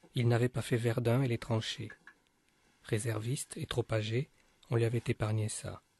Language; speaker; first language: French; native; French